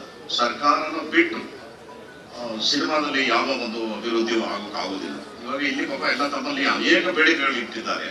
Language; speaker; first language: Kannada; native; Kannada